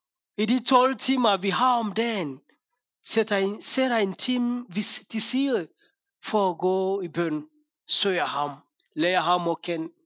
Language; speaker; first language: Danish; non-native, fluent; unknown